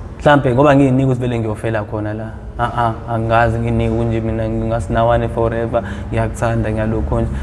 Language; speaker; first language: Zulu; native; Zulu